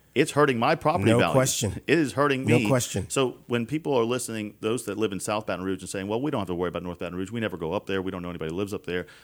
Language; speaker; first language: English; native; English